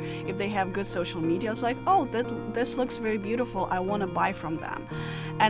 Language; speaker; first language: English; non-native, fluent; Russian